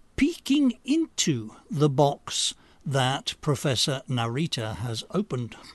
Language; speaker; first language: English; native; English